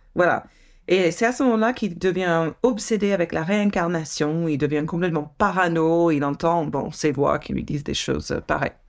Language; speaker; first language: French; non-native, fluent; English